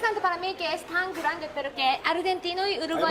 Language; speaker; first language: Spanish; non-native, learner; Japanese